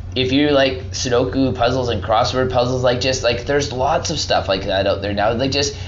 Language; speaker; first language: English; native; English